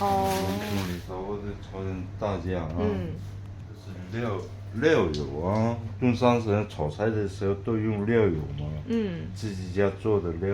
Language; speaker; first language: Chinese; non-native, local second language; Korean